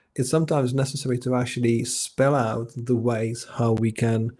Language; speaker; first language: English; non-native, fluent; Czech